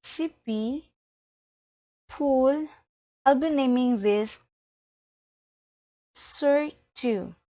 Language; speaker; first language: English; non-native, learner; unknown